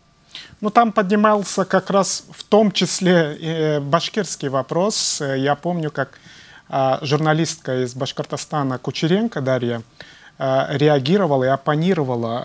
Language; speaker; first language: Russian; native; Russian